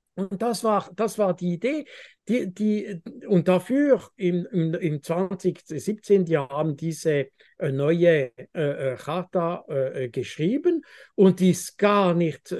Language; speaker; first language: German; non-native, fluent; French